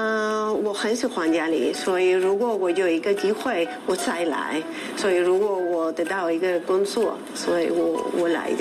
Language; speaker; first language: Chinese; non-native, learner; Spanish